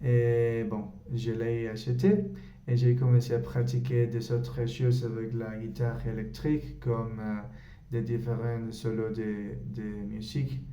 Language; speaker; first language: French; non-native, learner; Spanish